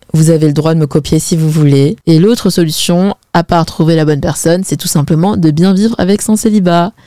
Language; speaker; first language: French; early bilingual, other home language; Chinese